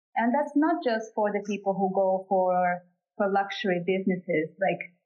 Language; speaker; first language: English; non-native, fluent; Portuguese